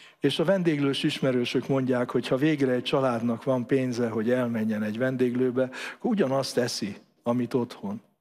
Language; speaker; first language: Hungarian; native; Hungarian